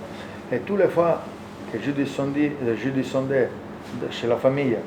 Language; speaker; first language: French; non-native, learner; Italian